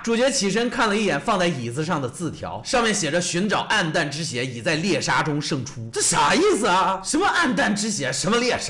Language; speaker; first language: Chinese; native; Chinese